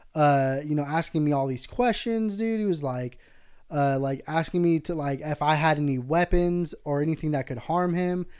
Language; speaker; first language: English; early bilingual, other home language; Spanish